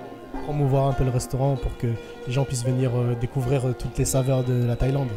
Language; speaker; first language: French; native; French